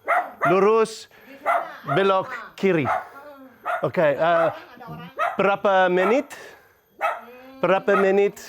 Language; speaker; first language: Indonesian; non-native, learner; English